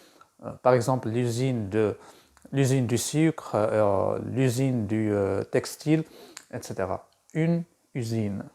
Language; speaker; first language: French; non-native, local second language; Arabic